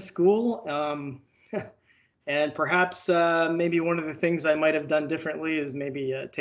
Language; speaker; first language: English; native; English